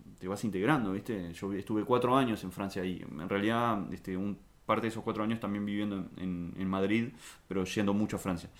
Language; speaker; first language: Spanish; early bilingual, other home language; French